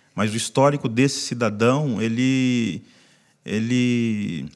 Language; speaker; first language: Portuguese; native; Portuguese